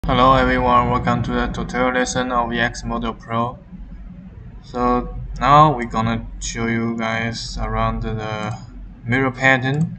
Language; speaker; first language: English; non-native, fluent; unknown